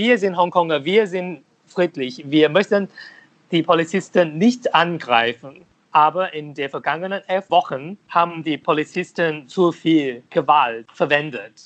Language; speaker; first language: German; non-native, fluent; Cantonese